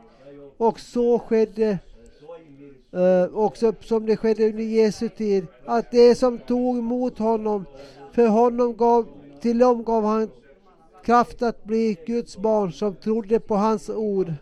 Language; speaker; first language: Swedish; non-native, local second language; Finnish